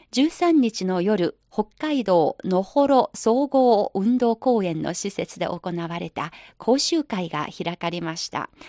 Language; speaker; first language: Japanese; non-native, fluent; Chinese